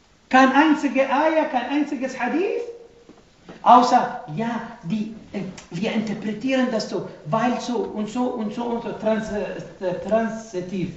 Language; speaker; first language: German; non-native, fluent; Arabic